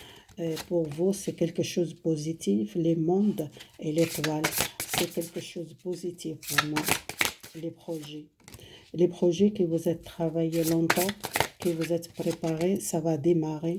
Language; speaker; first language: French; non-native, fluent; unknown